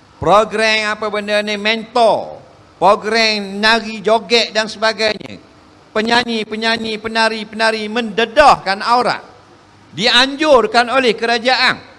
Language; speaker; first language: Malay; native; Malay